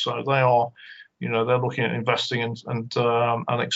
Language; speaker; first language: English; native; English